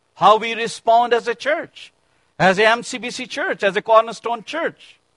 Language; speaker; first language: English; non-native, local second language; Urdu